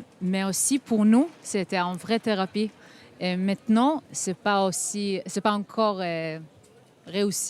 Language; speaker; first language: French; non-native, fluent; Hebrew